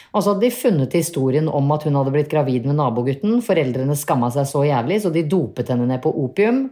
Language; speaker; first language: Norwegian; native; Norwegian